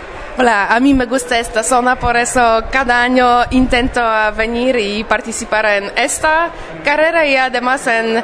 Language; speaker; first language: Spanish; non-native, fluent; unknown